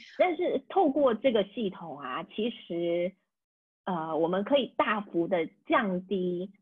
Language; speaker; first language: Chinese; native; Chinese